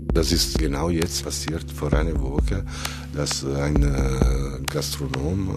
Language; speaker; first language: German; non-native, fluent; Italian